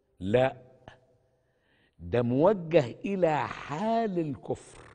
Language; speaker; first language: Arabic; native; Arabic